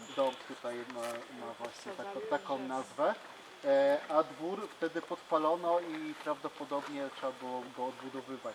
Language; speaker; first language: Polish; native; Polish